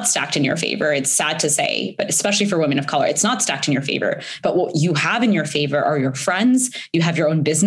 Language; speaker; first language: English; early bilingual, other home language; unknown